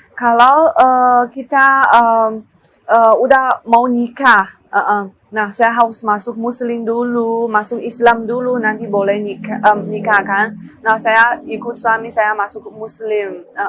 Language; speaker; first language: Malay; non-native, learner; Chinese